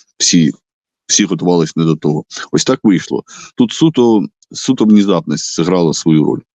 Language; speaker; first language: Ukrainian; non-native, local second language; Russian